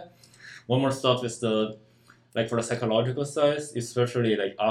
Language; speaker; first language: English; non-native, fluent; Chinese